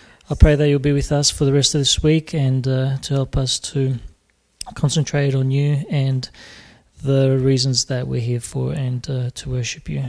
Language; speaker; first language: English; early bilingual, other home language; Romanian